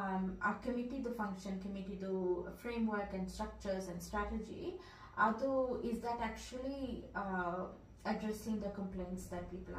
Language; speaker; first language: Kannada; early bilingual, heritage; Kannada